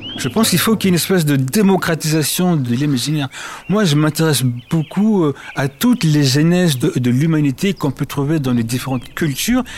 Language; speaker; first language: French; early bilingual, other home language; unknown